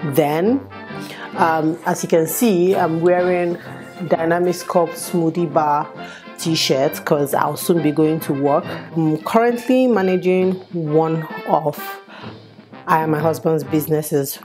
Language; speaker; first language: English; non-native, local second language; Igbo